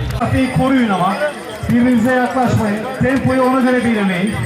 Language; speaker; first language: Turkish; native; Turkish